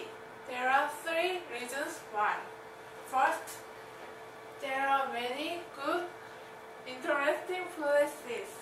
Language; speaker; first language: English; non-native, learner; Korean